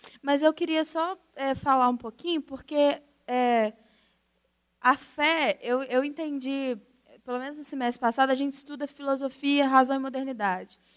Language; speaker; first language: Portuguese; native; Portuguese